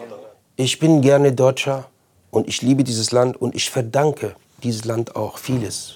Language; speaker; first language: German; non-native, fluent; Arabic